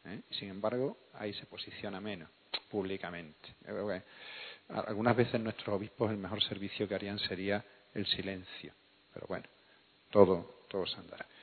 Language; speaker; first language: Spanish; native; Spanish